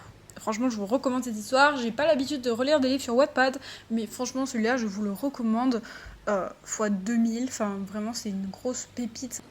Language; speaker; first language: French; native; French